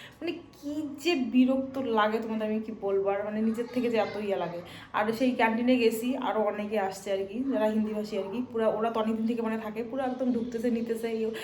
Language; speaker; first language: Bangla; non-native, local second language; Rangpuri